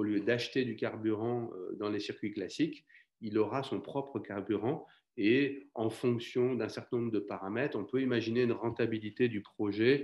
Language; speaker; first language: French; native; French